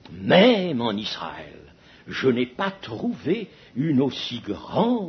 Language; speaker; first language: French; native; French